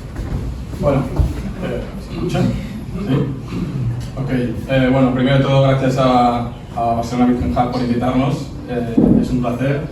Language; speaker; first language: Spanish; native; Spanish